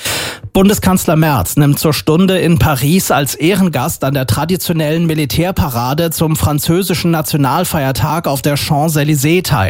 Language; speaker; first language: German; native; German